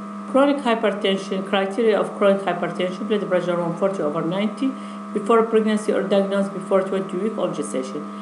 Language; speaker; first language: English; non-native, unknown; Arabic